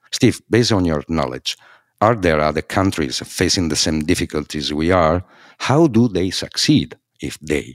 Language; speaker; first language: English; non-native, fluent; Italian